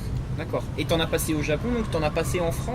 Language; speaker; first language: French; native; French